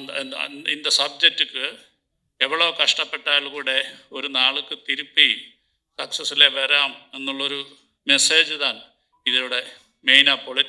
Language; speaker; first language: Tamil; non-native, learner; Malayalam